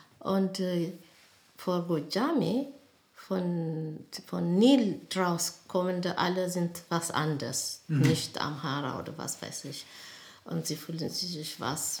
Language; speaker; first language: German; non-native, learner; Amharic